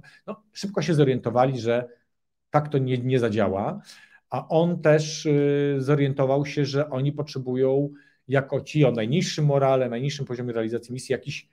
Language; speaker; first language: Polish; native; Polish